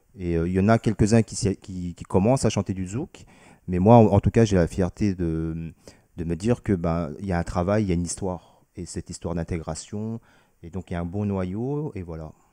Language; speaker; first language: French; early bilingual, other home language; Vietnamese